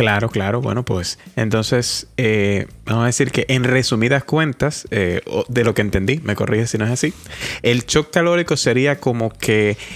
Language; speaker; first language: Spanish; native; Spanish